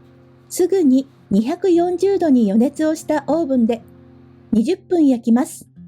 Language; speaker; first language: Japanese; native; Japanese